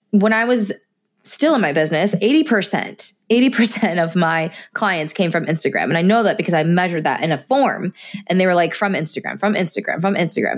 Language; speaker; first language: English; native; English